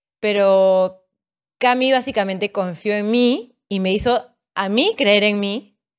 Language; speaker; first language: Spanish; native; Spanish